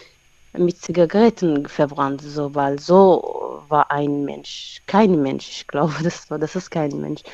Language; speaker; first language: German; non-native, learner; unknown